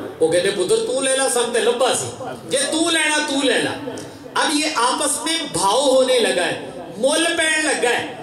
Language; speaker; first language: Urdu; non-native, local second language; Punjabi